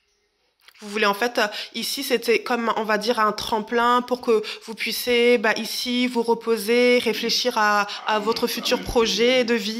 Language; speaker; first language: French; native; French